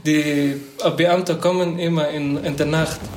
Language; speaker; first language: German; non-native, learner; Persian